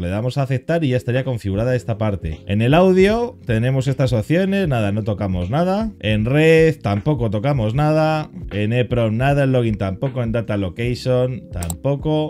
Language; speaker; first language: Spanish; native; Spanish